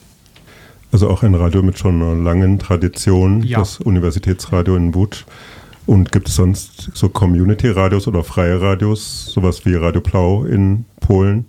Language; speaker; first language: German; native; German